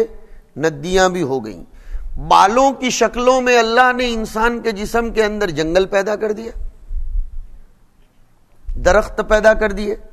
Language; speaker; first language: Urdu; non-native, local second language; Gujarati